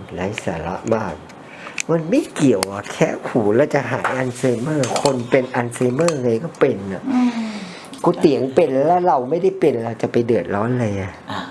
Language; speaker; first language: Thai; native; Thai